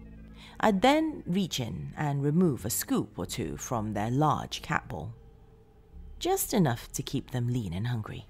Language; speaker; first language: English; native; English